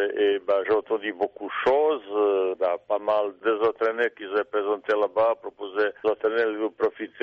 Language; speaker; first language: French; non-native, fluent; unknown